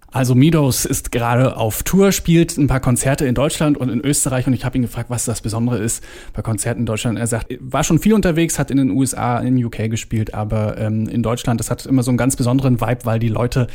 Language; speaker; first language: German; native; German